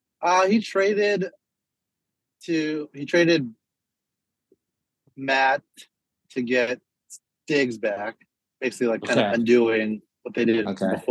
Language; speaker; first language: English; native; English